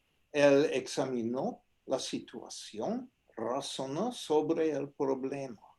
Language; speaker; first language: Spanish; non-native, fluent; English